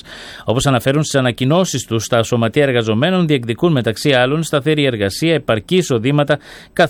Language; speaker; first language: Greek; native; Greek